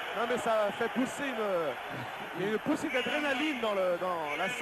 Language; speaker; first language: French; native; French